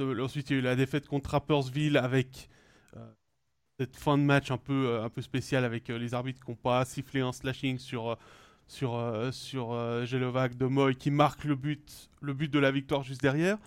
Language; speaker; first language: French; native; French